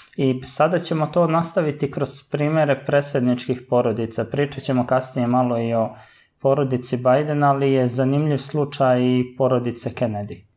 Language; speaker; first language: Serbian; native; Serbian